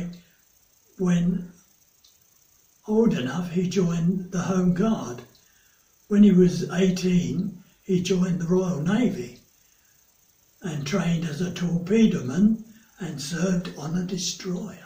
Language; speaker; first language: English; native; English